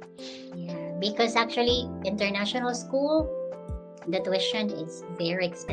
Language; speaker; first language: English; non-native, local second language; Filipino